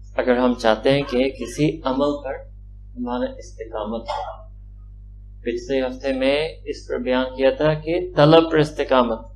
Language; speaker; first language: Urdu; early bilingual, heritage; Urdu